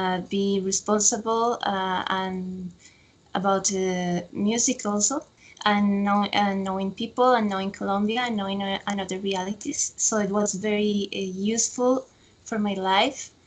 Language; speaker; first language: English; non-native, fluent; Spanish